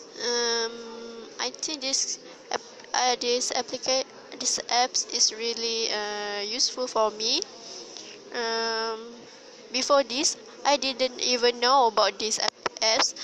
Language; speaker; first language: English; non-native, learner; Malay